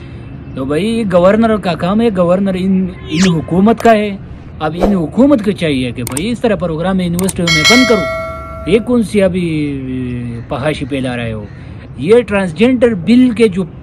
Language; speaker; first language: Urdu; non-native, local second language; Pashto